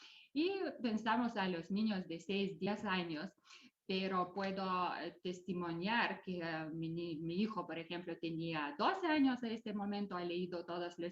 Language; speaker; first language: Spanish; non-native, fluent; Lithuanian